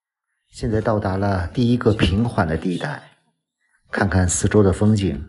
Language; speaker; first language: Chinese; native; Chinese